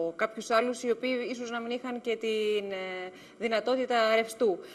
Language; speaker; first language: Greek; native; Greek